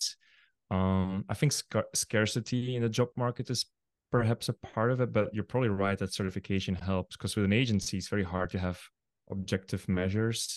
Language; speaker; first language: English; non-native, fluent; Dutch